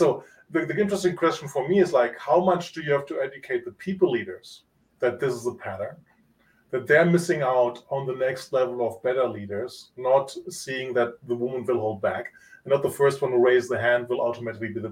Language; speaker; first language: English; non-native, fluent; Italian